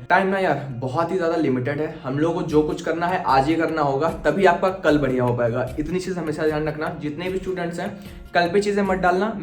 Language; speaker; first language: Hindi; native; Hindi